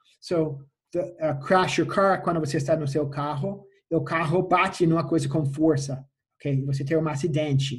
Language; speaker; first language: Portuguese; non-native, fluent; English